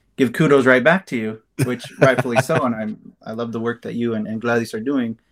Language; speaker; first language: English; native; English